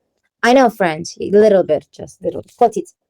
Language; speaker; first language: English; non-native, learner; Turkish